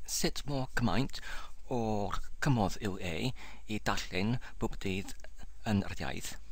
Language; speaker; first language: Welsh; non-native, learner; English